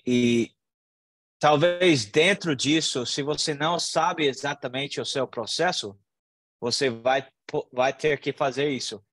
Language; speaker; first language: Portuguese; non-native, learner; English